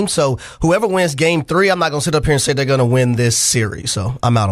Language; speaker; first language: English; native; English